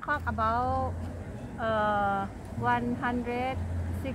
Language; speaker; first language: English; non-native, learner; Thai